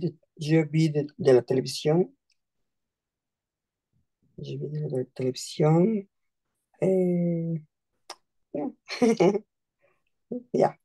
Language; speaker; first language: French; non-native, learner; Spanish